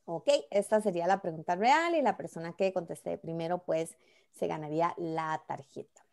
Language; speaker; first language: Spanish; native; Spanish